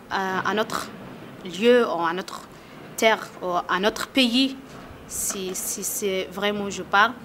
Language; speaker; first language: French; non-native, learner; Arabic